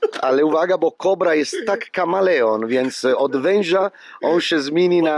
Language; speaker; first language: Polish; non-native, learner; Italian